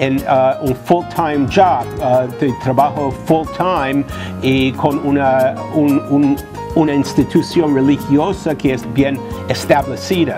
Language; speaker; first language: Spanish; non-native, fluent; English